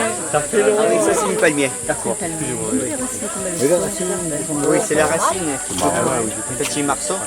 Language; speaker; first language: French; non-native, fluent; Spanish